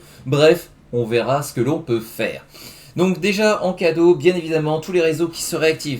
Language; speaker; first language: French; native; French